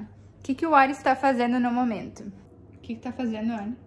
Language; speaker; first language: Portuguese; native; Portuguese